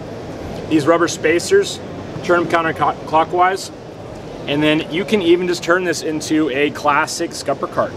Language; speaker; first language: English; native; English